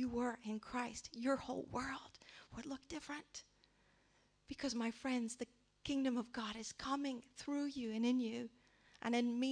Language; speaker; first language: English; native; English